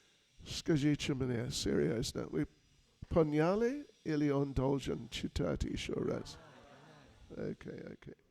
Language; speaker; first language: Russian; non-native, learner; English